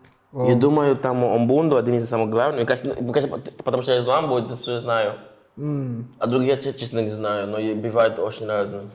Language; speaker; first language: Russian; non-native, fluent; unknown